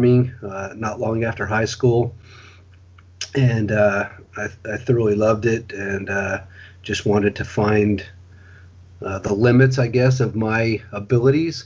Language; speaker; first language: English; native; English